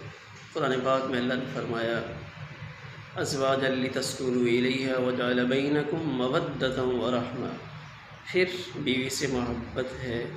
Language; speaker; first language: Urdu; native; Urdu